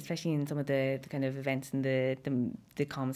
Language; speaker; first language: English; native; English